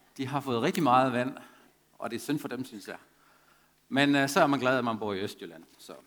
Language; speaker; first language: Danish; non-native, fluent; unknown